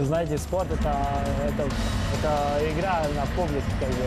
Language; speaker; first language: Russian; non-native, fluent; Latvian